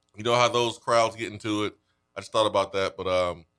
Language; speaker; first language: English; native; English